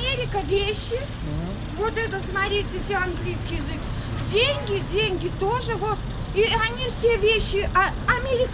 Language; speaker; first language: Russian; non-native, local second language; Tajik